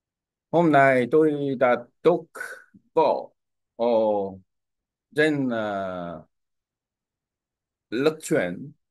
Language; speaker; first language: Vietnamese; non-native, learner; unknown